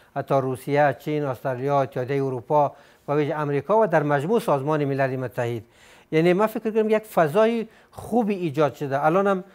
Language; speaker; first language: Persian; native; Persian